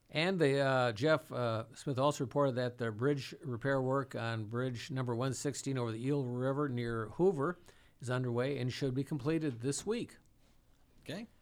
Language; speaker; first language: English; native; English